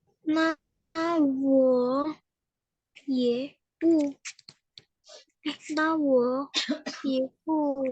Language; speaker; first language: Chinese; non-native, learner; Indonesian